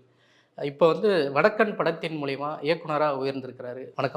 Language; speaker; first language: Tamil; native; Tamil